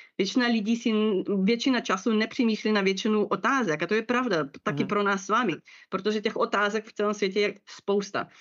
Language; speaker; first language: Czech; non-native, fluent; Russian